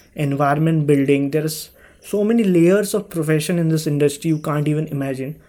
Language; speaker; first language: English; non-native, local second language; Hindi